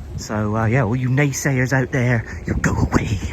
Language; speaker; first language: English; native; English